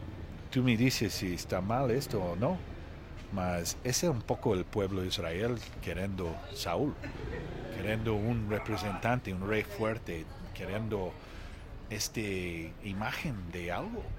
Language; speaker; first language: Spanish; non-native, learner; Portuguese